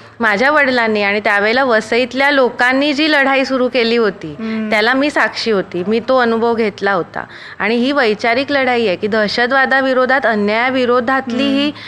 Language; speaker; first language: Marathi; native; Marathi